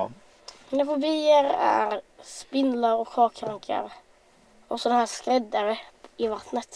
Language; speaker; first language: Swedish; native; Swedish